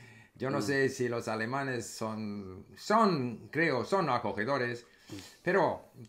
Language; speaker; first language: Spanish; non-native, fluent; English